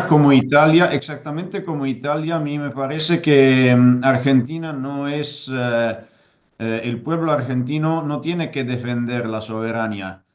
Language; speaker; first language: Spanish; non-native, fluent; Italian